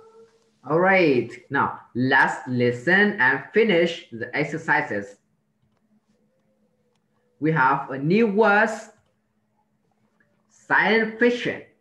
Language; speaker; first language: English; non-native, learner; Vietnamese